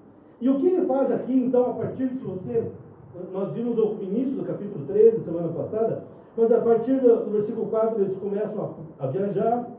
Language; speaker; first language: Portuguese; native; Portuguese